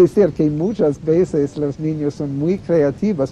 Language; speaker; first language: Spanish; non-native, fluent; English